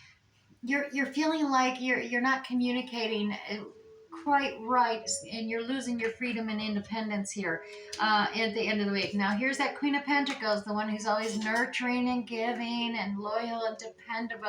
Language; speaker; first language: English; native; English